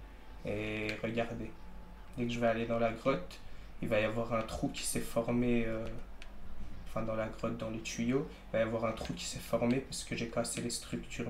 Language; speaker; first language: French; native; French